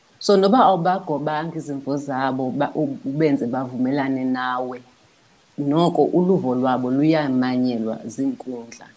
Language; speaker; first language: Xhosa; native; Xhosa